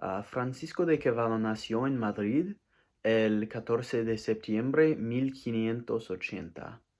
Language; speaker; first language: Spanish; non-native, learner; English